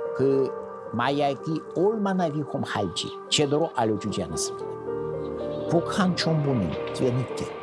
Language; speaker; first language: Korean; non-native, fluent; Russian